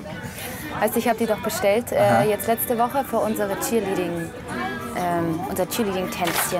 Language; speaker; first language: German; native; German